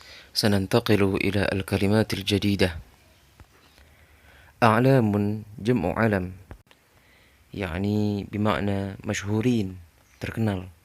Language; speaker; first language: Arabic; non-native, learner; Indonesian